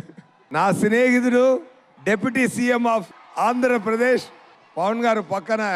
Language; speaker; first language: Telugu; non-native, local second language; Tamil